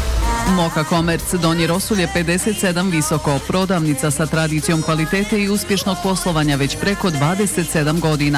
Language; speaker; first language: Bosnian; native; Bosnian